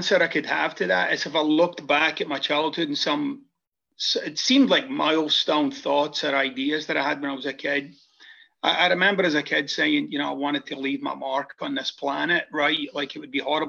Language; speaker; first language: English; native; English